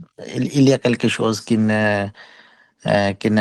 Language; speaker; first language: French; non-native, learner; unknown